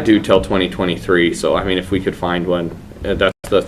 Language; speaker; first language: English; native; English